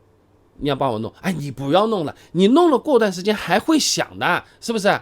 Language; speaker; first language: Chinese; native; Chinese